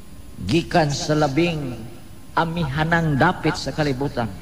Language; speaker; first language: Cebuano; native; Cebuano